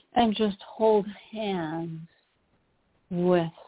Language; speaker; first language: English; non-native, fluent; French